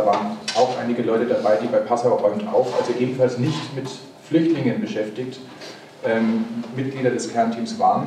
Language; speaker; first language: German; native; German